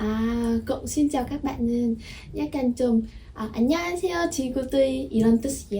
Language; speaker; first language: Korean; non-native, learner; Vietnamese